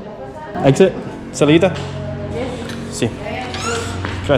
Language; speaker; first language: Spanish; non-native, learner; English